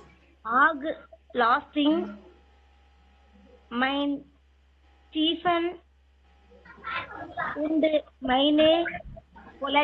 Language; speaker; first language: German; non-native, learner; Tamil